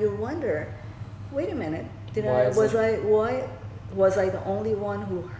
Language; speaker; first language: English; non-native, fluent; Persian